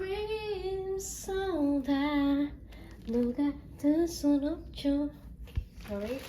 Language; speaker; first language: English; non-native, learner; Indonesian